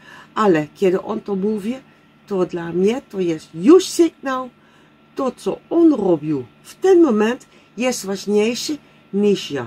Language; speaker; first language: Polish; non-native, learner; Dutch